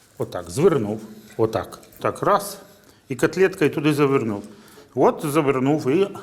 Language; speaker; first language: Ukrainian; native; Ukrainian